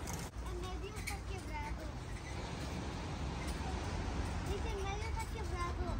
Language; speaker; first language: Spanish; early bilingual, heritage; Spanish